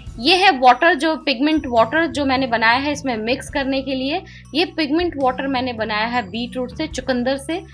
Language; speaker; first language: Hindi; native; Hindi